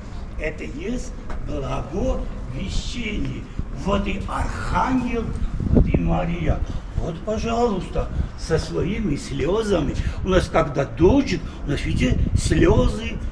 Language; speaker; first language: Russian; non-native, fluent; Georgian